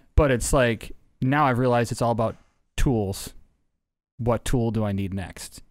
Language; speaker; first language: English; native; English